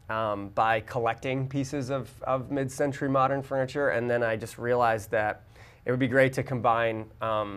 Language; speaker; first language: English; native; English